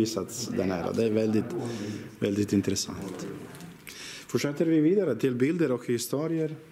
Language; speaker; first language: Swedish; non-native, learner; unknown